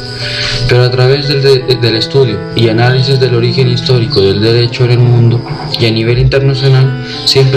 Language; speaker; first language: Spanish; native; Spanish